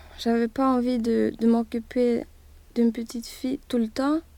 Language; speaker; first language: French; non-native, learner; Swedish